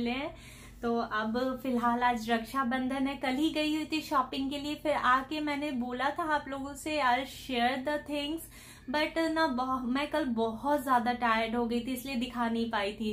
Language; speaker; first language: Hindi; native; Hindi